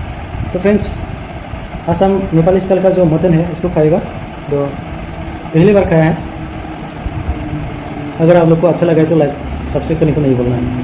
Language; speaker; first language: Hindi; non-native, local second language; Bodo